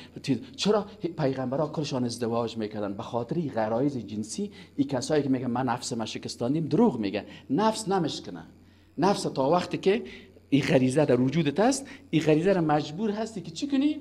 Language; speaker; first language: Persian; native; Persian